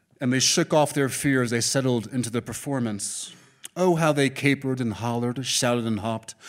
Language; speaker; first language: English; native; English